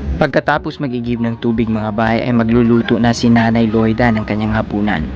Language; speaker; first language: Filipino; non-native, local second language; Cebuano